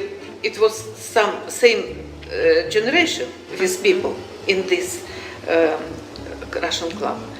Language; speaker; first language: English; non-native, learner; Russian